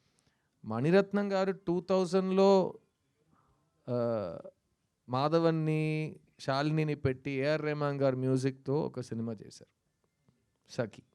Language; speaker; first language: Telugu; non-native, local second language; Tamil